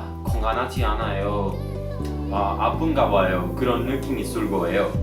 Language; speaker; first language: Korean; non-native, learner; Spanish